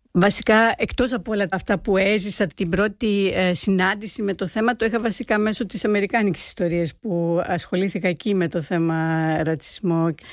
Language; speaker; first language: Greek; early bilingual, heritage; Greek